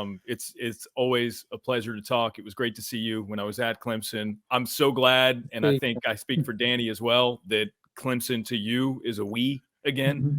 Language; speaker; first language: English; native; English